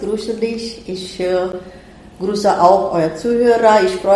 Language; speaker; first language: German; non-native, fluent; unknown